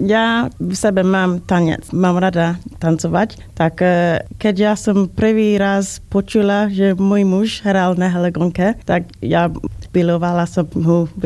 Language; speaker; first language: Slovak; non-native, learner; English